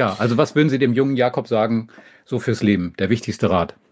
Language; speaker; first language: German; native; German